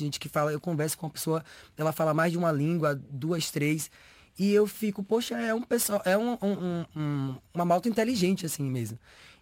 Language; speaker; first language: Portuguese; native; Portuguese